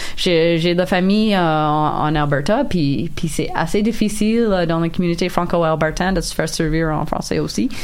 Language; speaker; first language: French; non-native, local second language; English